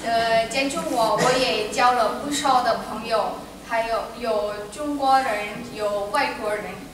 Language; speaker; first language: Chinese; non-native, fluent; Indonesian